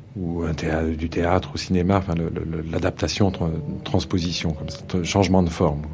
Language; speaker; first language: French; native; French